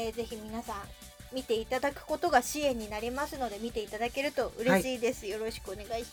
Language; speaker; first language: Japanese; native; Japanese